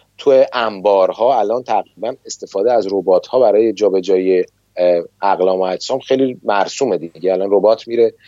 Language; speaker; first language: Persian; native; Persian